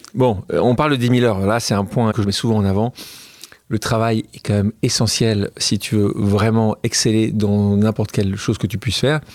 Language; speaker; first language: French; native; French